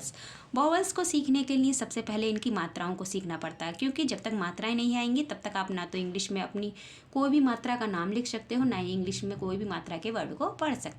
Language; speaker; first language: Hindi; native; Hindi